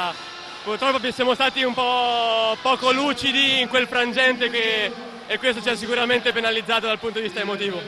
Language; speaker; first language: Italian; native; Italian